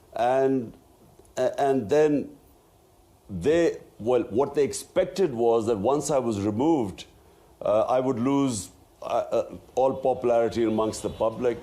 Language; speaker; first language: English; non-native, local second language; Urdu